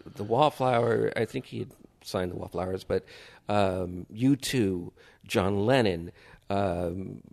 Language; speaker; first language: English; native; English